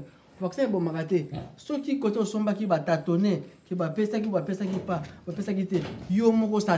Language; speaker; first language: French; non-native, local second language; Lingala